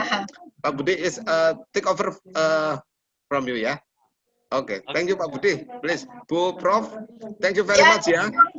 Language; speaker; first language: English; non-native, learner; Indonesian